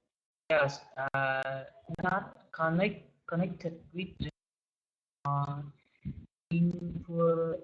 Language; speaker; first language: English; non-native, learner; Vietnamese